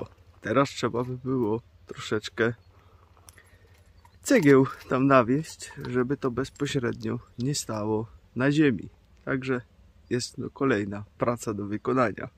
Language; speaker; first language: Polish; native; Polish